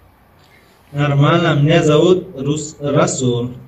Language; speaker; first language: Russian; non-native, learner; Tajik